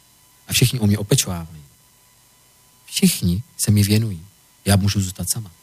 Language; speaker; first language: Czech; native; Czech